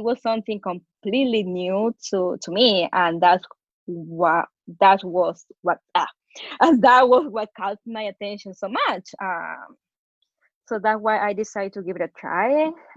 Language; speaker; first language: English; non-native, fluent; Spanish